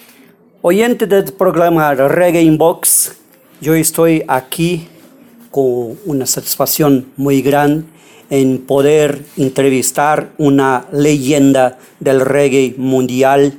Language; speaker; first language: Spanish; non-native, fluent; Portuguese